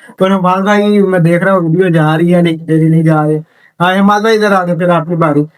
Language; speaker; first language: Urdu; non-native, local second language; Punjabi